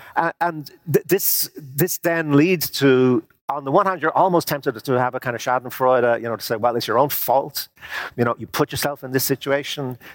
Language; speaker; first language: English; native; English